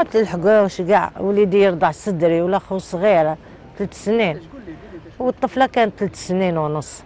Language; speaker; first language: Arabic; native; Arabic